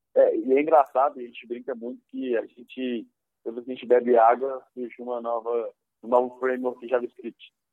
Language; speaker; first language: Portuguese; native; Portuguese